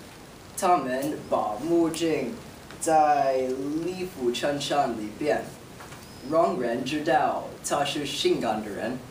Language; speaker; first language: Chinese; non-native, learner; English